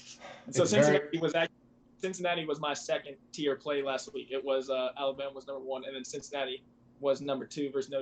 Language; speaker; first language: English; native; English